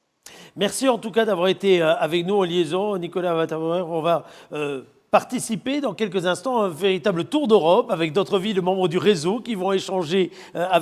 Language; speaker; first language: French; native; French